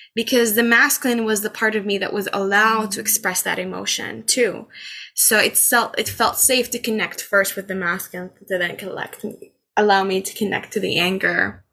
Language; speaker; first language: English; non-native, fluent; Arabic